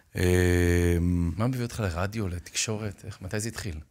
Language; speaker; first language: Hebrew; native; Hebrew